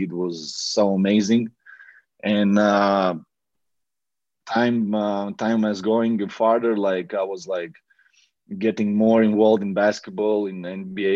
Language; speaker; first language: English; non-native, fluent; Latvian